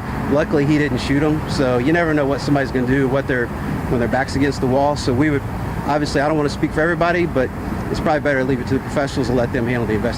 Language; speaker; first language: English; native; English